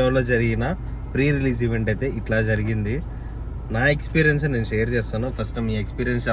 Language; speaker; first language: Telugu; native; Telugu